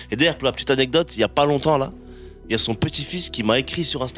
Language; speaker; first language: French; native; French